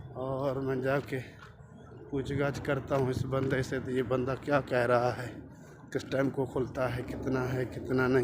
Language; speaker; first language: Hindi; non-native, local second language; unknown